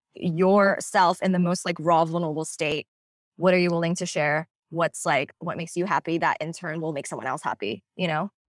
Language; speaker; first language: English; non-native, local second language; Cantonese